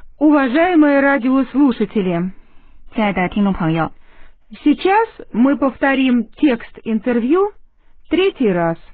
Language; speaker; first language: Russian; non-native, fluent; Chinese